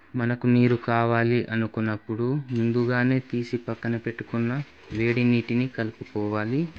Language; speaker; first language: Telugu; non-native, local second language; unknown